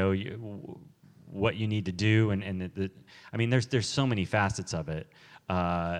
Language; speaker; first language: English; native; English